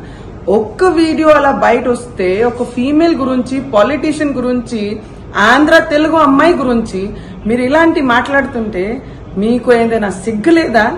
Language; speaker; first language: Telugu; non-native, fluent; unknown